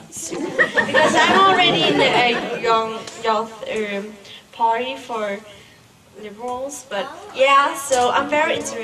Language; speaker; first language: English; non-native, fluent; Danish